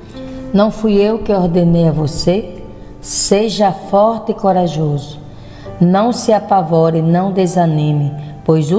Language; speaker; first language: Portuguese; native; Portuguese